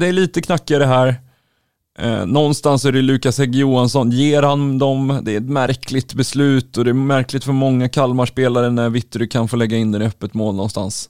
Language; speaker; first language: Swedish; native; Swedish